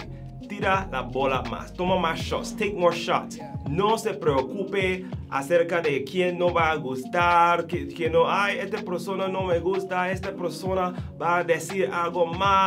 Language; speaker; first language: Spanish; non-native, learner; English